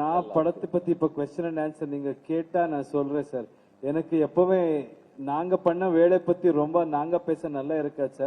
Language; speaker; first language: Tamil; non-native, learner; Kannada